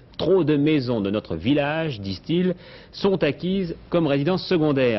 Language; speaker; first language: French; native; French